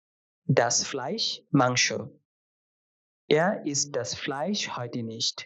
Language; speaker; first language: German; non-native, fluent; Bangla